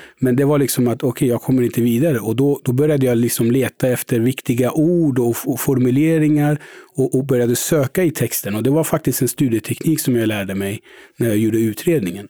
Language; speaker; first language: Swedish; early bilingual, other home language; Persian